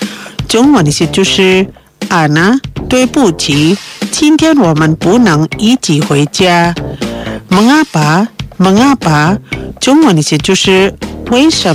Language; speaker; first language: Chinese; non-native, local second language; Indonesian